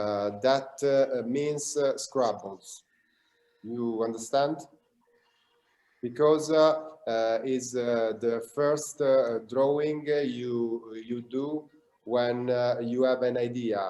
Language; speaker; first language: English; non-native, learner; Italian